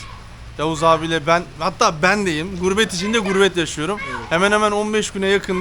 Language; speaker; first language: Turkish; native; Turkish